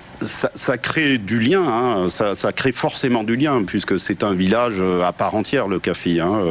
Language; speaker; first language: French; native; French